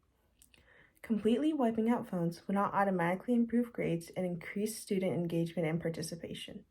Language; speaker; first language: English; native; English